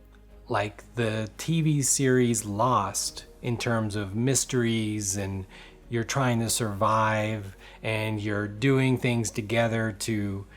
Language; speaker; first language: English; native; English